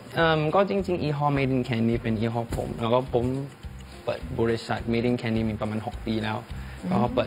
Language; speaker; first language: Thai; non-native, fluent; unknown